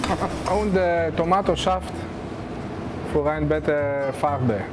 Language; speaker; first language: German; non-native, learner; Greek